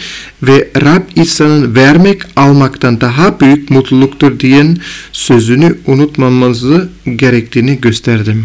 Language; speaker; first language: Turkish; non-native, fluent; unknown